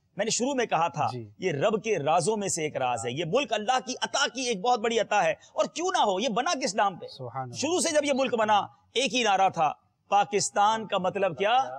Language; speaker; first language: Urdu; native; Urdu